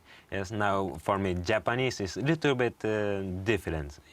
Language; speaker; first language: English; non-native, learner; Japanese